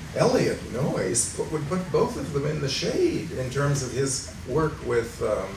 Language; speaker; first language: English; native; English